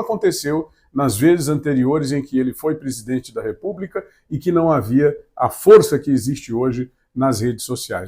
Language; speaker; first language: Portuguese; native; Portuguese